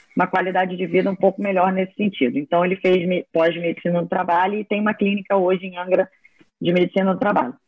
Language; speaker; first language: Portuguese; native; Portuguese